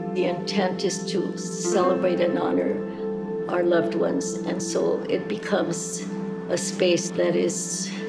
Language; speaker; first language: English; early bilingual, other home language; Spanish